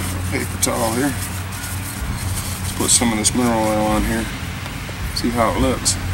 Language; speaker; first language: English; native; English